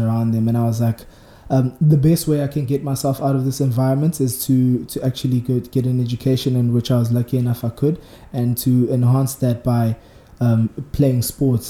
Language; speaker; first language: English; non-native, local second language; Zulu